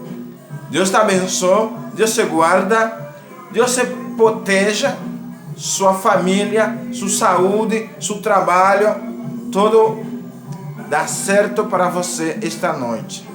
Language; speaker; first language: Portuguese; non-native, learner; Haitian Creole